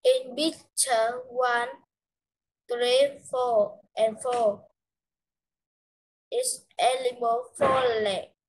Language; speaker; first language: English; non-native, learner; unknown